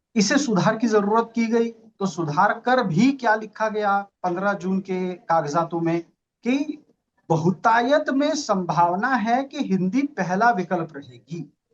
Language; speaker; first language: Hindi; non-native, local second language; Marathi